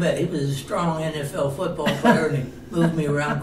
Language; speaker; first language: English; native; English